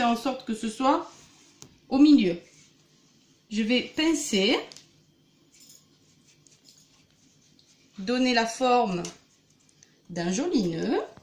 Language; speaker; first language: French; native; French